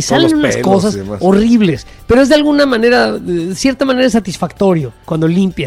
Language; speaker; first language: Spanish; native; Spanish